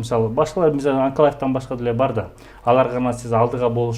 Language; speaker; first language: Kyrgyz; native; Kyrgyz